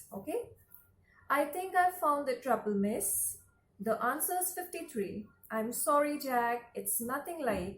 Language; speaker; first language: English; non-native, local second language; Hindi